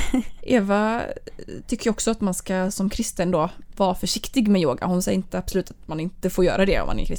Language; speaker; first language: Swedish; native; Swedish